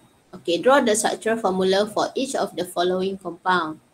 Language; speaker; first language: English; non-native, local second language; Malay